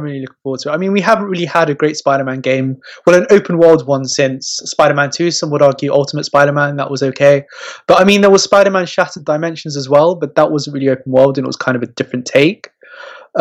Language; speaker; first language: English; native; English